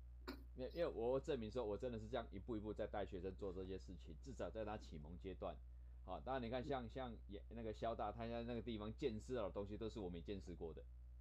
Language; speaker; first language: Chinese; native; Chinese